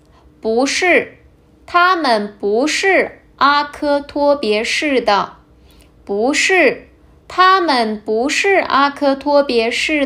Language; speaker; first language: Chinese; non-native, fluent; Kazakh